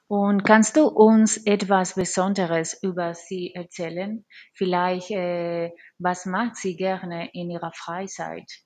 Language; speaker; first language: German; non-native, learner; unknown